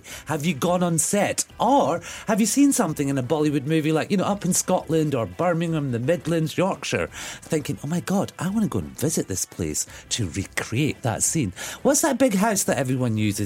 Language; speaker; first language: English; native; English